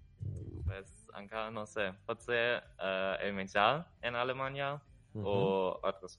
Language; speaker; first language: Catalan; non-native, learner; German